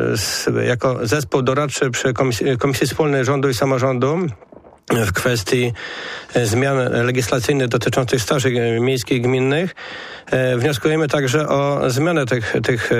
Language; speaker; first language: Polish; native; Polish